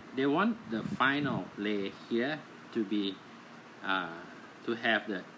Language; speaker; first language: English; non-native, fluent; Thai